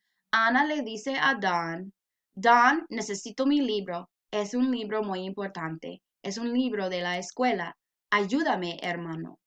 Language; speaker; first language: Spanish; non-native, fluent; English